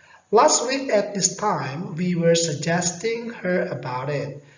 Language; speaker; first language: English; non-native, fluent; Indonesian